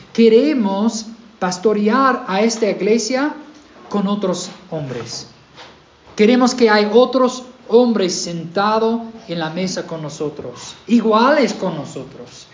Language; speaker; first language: Spanish; non-native, fluent; English